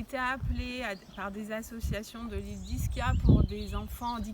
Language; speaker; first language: French; native; French